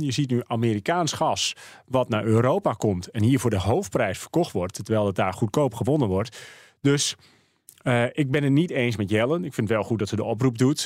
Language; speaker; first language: Dutch; native; Dutch